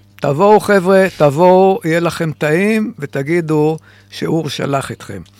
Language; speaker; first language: Hebrew; native; Hebrew